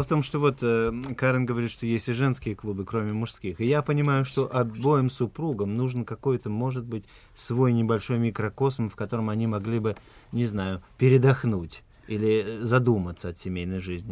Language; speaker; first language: Russian; native; Russian